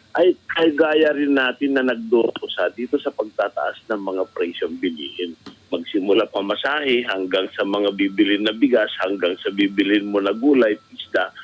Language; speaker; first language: Filipino; native; Filipino